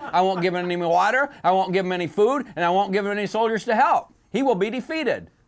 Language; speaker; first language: English; native; English